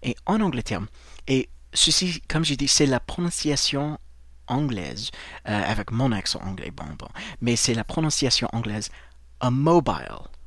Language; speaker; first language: French; non-native, fluent; English